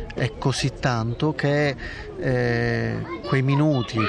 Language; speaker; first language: Italian; native; Italian